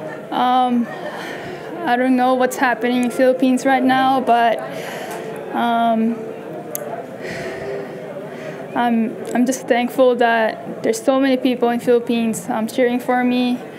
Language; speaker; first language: English; non-native, local second language; Japanese